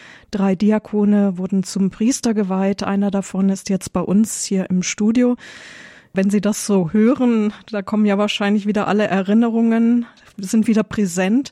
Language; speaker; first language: German; native; German